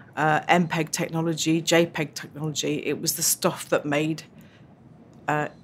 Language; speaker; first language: English; native; English